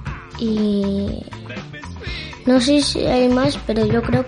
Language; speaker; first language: Spanish; native; Spanish